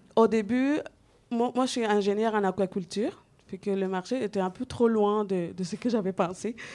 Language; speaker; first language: French; non-native, fluent; Spanish